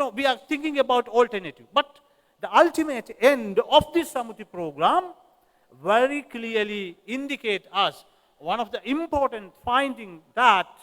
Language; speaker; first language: English; non-native, local second language; Tamil